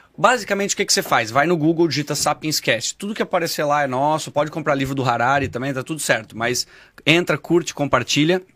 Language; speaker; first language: Portuguese; native; Portuguese